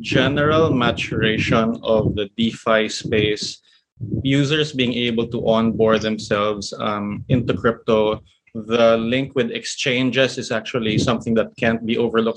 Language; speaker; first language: English; non-native, local second language; Filipino